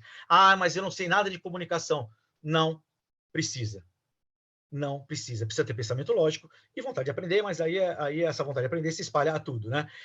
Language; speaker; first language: Portuguese; native; Portuguese